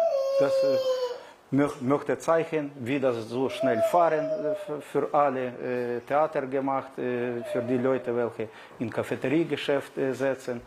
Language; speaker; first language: German; non-native, learner; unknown